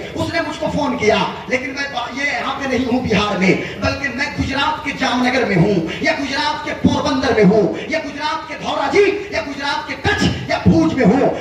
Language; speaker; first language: Urdu; native; Urdu